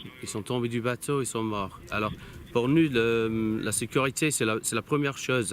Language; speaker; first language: French; non-native, learner; English